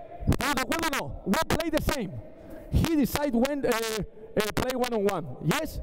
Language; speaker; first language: English; non-native, learner; Spanish